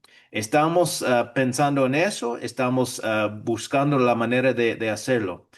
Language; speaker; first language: Spanish; non-native, fluent; English